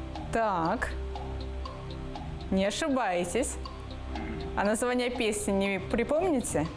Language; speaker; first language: Russian; native; Russian